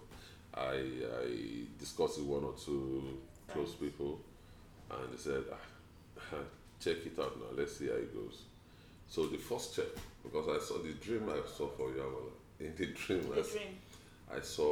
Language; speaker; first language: English; non-native, local second language; Yoruba